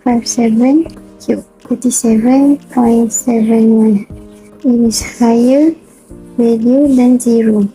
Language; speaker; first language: English; non-native, local second language; Malay